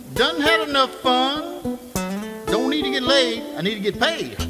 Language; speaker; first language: English; native; English